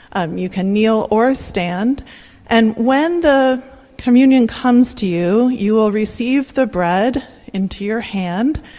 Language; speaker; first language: English; native; English